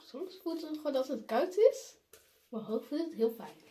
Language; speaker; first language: Dutch; early bilingual, other home language; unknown